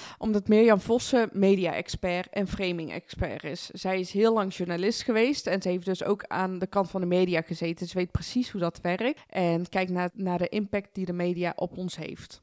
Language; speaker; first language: Dutch; early bilingual, other home language; Persian